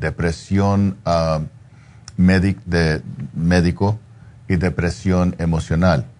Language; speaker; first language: Spanish; non-native, fluent; English